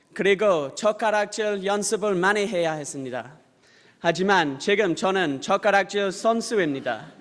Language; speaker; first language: Korean; non-native, fluent; English